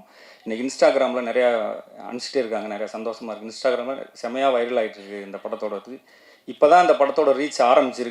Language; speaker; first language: Tamil; native; Tamil